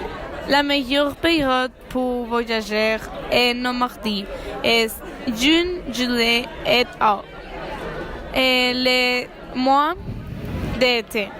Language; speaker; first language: French; non-native, learner; Spanish